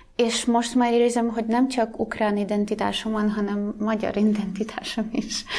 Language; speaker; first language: Hungarian; non-native, fluent; Ukrainian